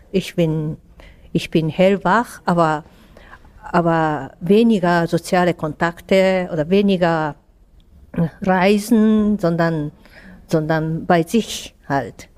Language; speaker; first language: German; non-native, fluent; Japanese